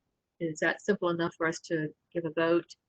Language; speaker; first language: English; native; English